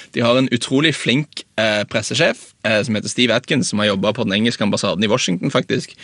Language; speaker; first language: Norwegian; native; Norwegian